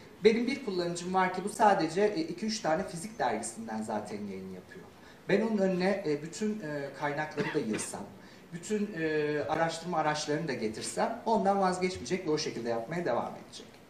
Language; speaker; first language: Turkish; native; Turkish